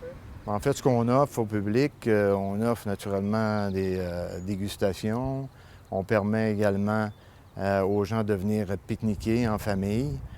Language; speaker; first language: French; native; French